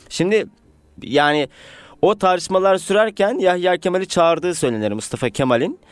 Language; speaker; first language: Turkish; native; Turkish